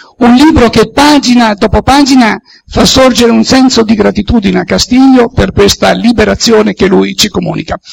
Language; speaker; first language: Italian; native; Italian